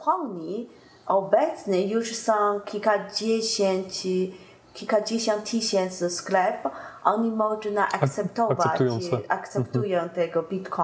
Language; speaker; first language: Polish; non-native, learner; Chinese